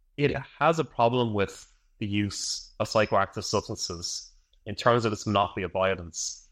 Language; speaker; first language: English; native; English